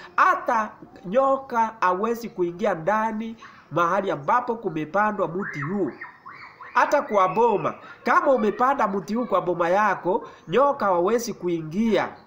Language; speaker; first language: Swahili; non-native, local second language; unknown